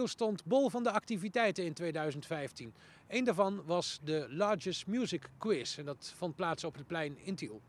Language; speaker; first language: Dutch; native; Dutch